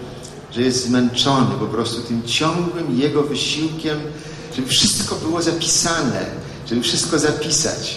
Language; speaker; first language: Polish; native; Polish